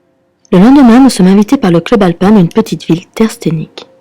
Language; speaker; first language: French; native; French